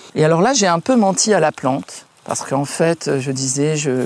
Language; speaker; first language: French; native; French